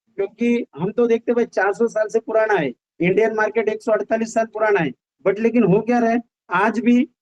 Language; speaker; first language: Hindi; non-native, local second language; Marathi